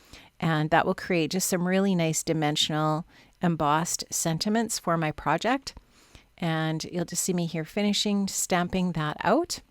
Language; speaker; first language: English; native; English